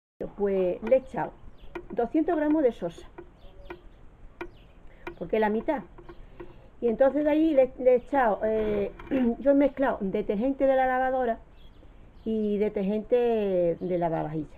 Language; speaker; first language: Spanish; native; Spanish